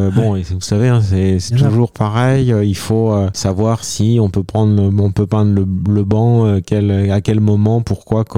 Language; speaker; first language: French; native; French